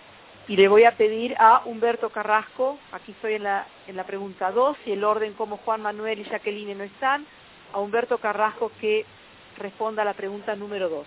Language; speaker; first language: Spanish; native; Spanish